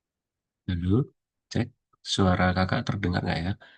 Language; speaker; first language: Indonesian; native; Indonesian